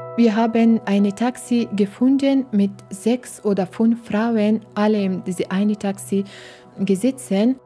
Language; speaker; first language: German; non-native, learner; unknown